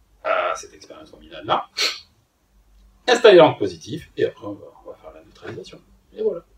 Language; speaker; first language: French; native; French